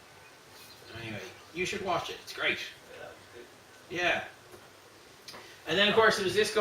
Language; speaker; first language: English; native; English